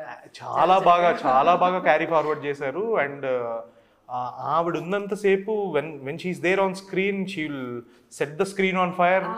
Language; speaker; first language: Telugu; native; Telugu